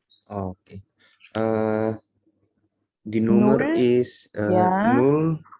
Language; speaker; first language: German; non-native, learner; Indonesian